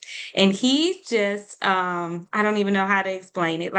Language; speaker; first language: English; native; English